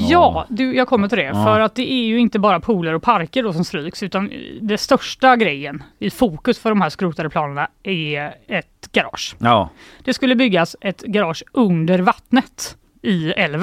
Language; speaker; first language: Swedish; native; Swedish